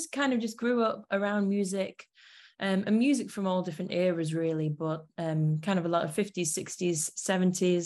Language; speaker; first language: English; native; English